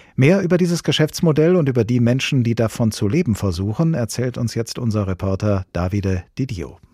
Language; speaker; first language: German; native; German